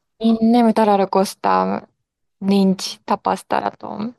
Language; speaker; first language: Hungarian; non-native, learner; Japanese